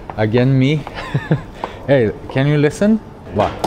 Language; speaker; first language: English; non-native, learner; Lithuanian